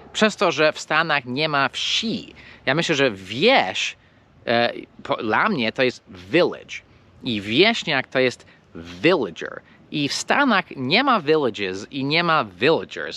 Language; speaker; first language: Polish; non-native, fluent; English